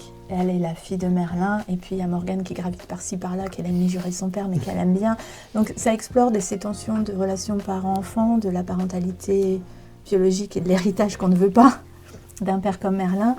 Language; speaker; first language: French; native; French